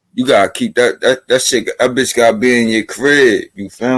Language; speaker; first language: English; native; English